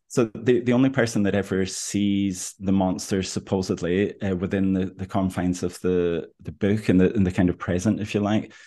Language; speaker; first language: English; native; English